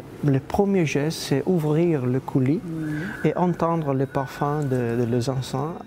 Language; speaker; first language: French; non-native, fluent; Italian